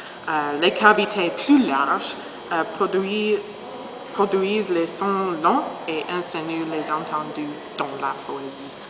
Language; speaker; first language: French; non-native, learner; English